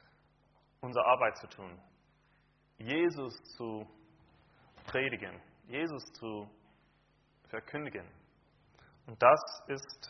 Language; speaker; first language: German; non-native, fluent; English